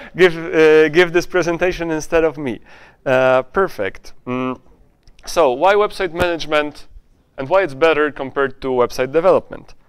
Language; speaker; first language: English; non-native, fluent; Polish